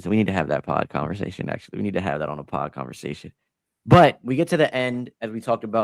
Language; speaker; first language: English; native; English